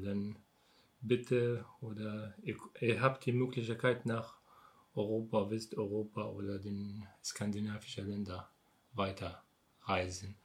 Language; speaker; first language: German; non-native, learner; Arabic